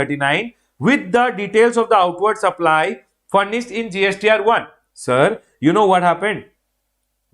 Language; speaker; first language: English; non-native, local second language; Hindi